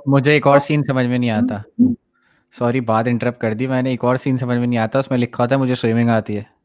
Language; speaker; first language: Urdu; native; Urdu